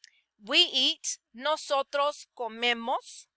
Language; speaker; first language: Spanish; non-native, fluent; English